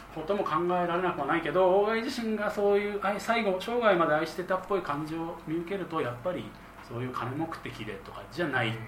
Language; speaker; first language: Japanese; native; Japanese